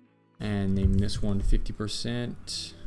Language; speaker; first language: English; native; English